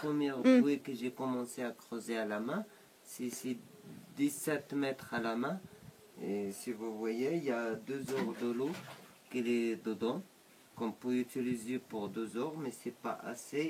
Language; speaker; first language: French; non-native, local second language; Arabic